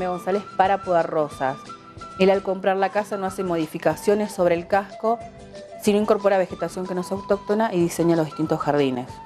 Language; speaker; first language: Spanish; native; Spanish